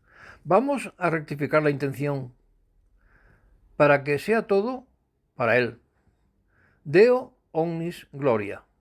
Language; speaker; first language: Spanish; native; Spanish